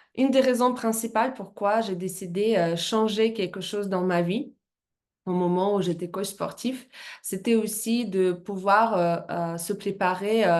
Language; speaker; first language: French; non-native, fluent; Russian